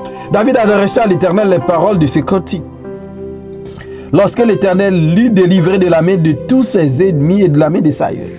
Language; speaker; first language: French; non-native, local second language; Haitian Creole